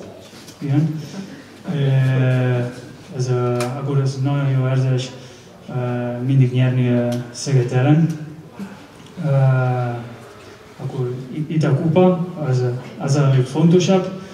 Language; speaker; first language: Hungarian; non-native, learner; Spanish